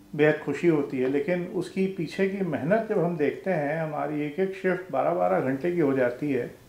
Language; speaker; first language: Hindi; native; Hindi